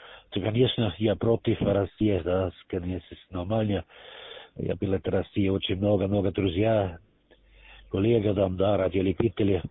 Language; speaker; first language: Russian; non-native, learner; German